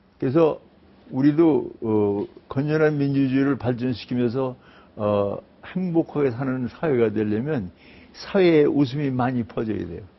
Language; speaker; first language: Korean; native; Korean